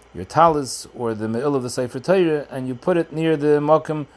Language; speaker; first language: English; native; English